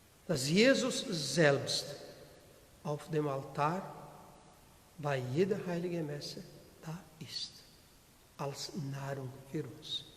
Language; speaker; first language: German; non-native, learner; Portuguese